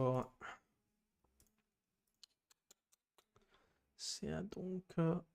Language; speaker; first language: German; non-native, learner; Spanish